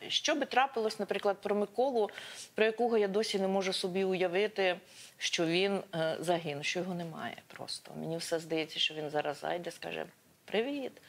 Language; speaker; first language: Ukrainian; non-native, local second language; Russian